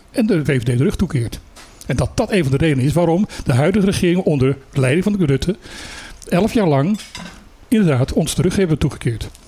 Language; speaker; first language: Dutch; native; Dutch